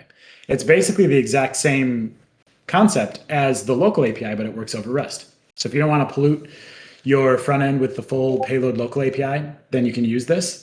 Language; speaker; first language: English; native; English